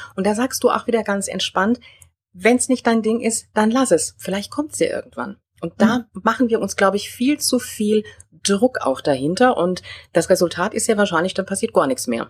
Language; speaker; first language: German; native; German